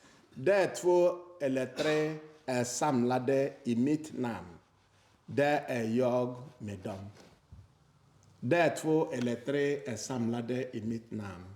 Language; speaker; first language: Swedish; non-native, fluent; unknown